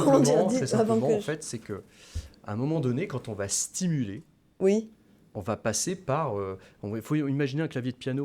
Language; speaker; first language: French; native; French